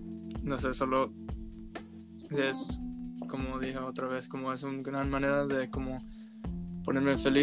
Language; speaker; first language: Spanish; non-native, learner; English